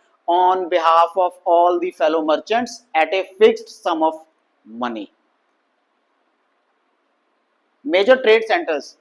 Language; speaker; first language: English; non-native, local second language; Hindi